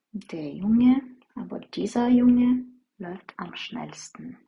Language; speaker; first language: German; non-native, fluent; Ukrainian